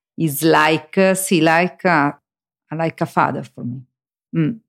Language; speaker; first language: English; non-native, learner; Italian